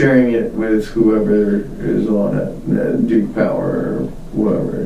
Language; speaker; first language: English; native; English